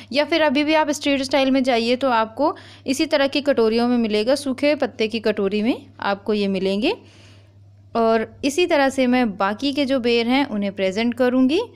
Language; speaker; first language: Hindi; native; Hindi